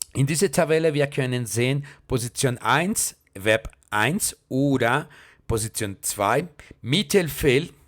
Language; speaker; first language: German; non-native, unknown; Spanish